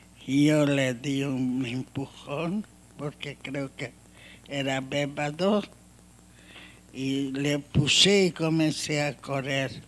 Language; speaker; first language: Spanish; non-native, learner; Hungarian